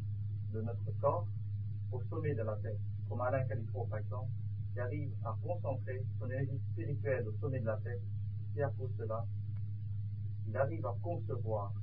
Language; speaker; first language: French; non-native, fluent; Vietnamese